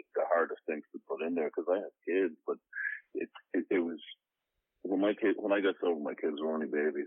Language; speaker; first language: English; native; English